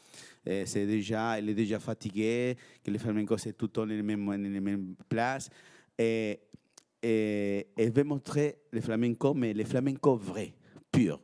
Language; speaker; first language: French; non-native, fluent; Spanish